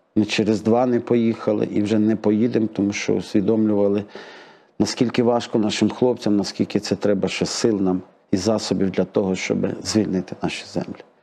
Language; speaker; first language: Ukrainian; native; Ukrainian